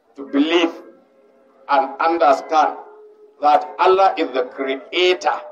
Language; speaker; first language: English; non-native, local second language; Hausa